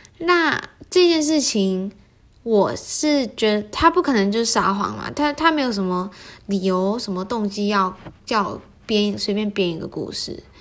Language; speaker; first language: Chinese; early bilingual, heritage; Chinese